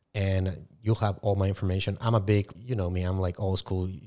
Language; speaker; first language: English; non-native, fluent; Spanish